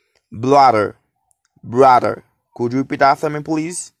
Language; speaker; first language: English; non-native, learner; Haitian Creole